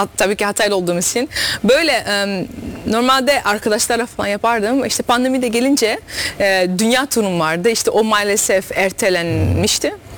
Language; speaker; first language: Turkish; early bilingual, heritage; Dutch